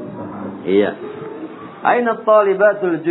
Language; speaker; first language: Arabic; non-native, fluent; Indonesian